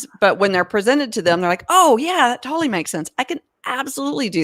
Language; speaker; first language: English; native; English